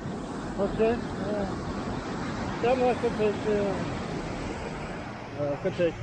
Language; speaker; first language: English; non-native, fluent; Norwegian